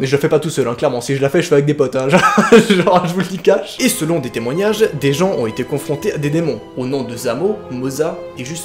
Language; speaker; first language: French; native; French